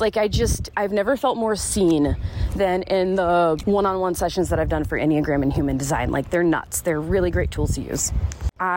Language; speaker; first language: English; native; English